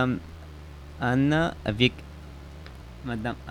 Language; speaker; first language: French; non-native, learner; Arabic